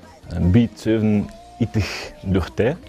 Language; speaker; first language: Mongolian; non-native, learner; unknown